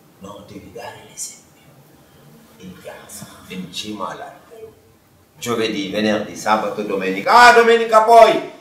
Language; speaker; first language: Italian; non-native, fluent; Wolof